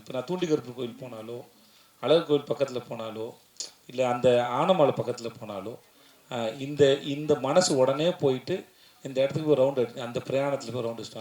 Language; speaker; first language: Tamil; native; Tamil